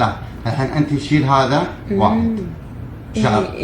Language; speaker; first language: Arabic; native; Arabic